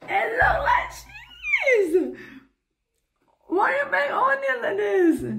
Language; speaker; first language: English; non-native, learner; Thai